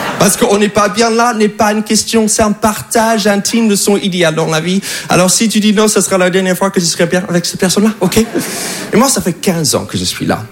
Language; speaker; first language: French; non-native, fluent; English